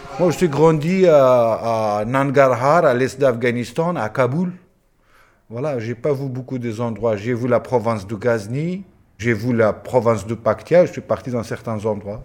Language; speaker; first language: French; non-native, fluent; Pashto